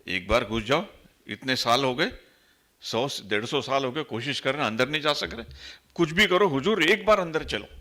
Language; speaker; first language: Hindi; non-native, local second language; Marathi